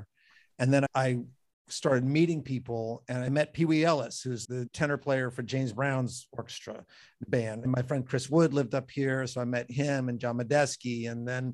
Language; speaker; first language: English; native; English